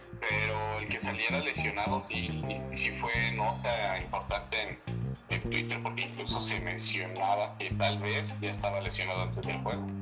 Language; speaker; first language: Spanish; native; Spanish